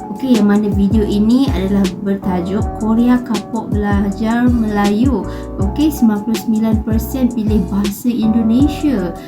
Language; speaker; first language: Malay; native; Malay